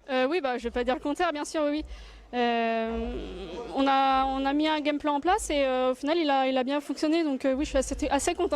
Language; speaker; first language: French; native; French